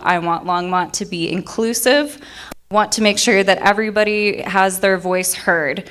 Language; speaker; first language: English; native; English